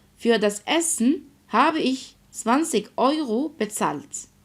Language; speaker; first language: German; non-native, fluent; Arabic